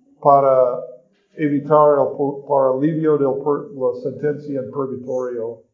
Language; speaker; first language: Spanish; non-native, learner; English